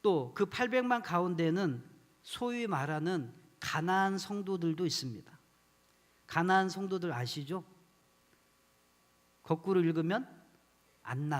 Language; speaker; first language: Korean; native; Korean